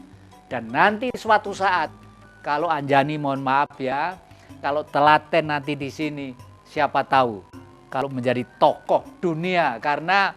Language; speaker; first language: Indonesian; native; Indonesian